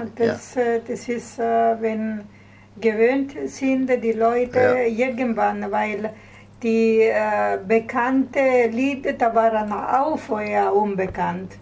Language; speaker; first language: German; non-native, learner; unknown